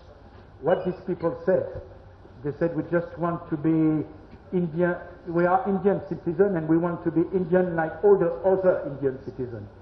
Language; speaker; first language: English; non-native, learner; French